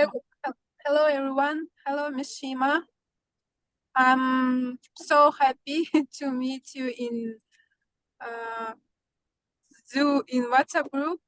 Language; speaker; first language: English; non-native, learner; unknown